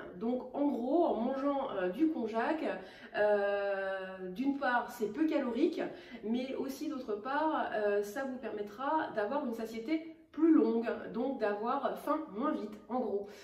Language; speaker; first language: French; native; French